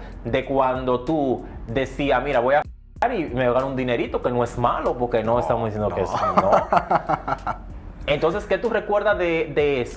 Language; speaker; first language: Spanish; native; Spanish